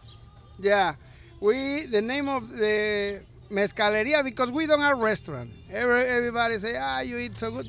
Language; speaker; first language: English; non-native, learner; Spanish